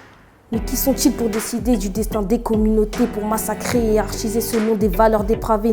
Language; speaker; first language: French; early bilingual, other home language; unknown